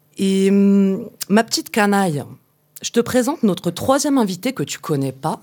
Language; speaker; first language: French; native; French